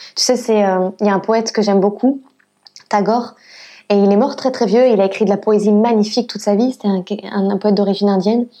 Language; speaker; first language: French; native; French